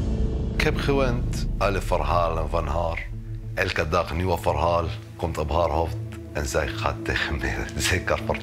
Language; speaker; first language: Dutch; non-native, learner; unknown